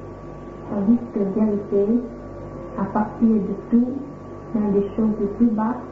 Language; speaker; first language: French; non-native, fluent; Vietnamese